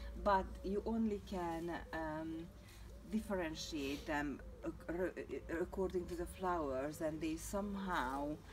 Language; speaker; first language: English; non-native, fluent; Hungarian